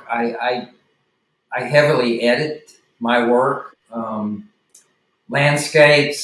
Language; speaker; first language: English; native; English